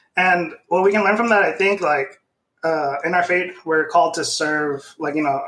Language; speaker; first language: English; non-native, local second language; Filipino